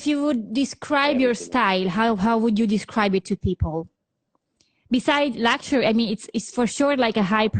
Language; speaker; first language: English; non-native, fluent; Italian